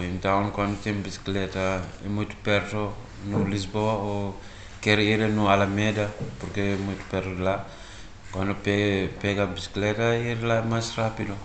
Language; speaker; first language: Portuguese; non-native, learner; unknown